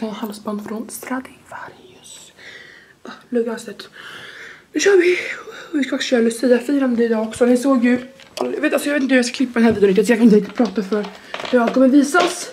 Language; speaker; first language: Swedish; native; Swedish